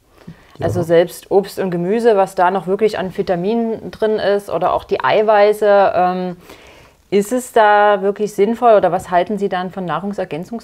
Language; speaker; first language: German; native; German